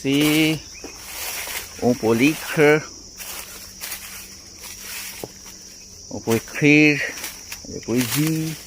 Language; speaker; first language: French; non-native, fluent; Bangla